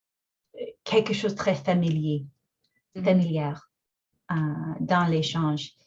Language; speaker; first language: French; non-native, fluent; English